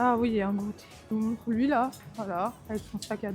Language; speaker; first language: French; native; French